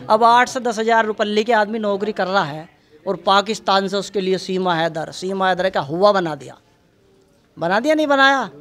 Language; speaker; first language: Hindi; native; Hindi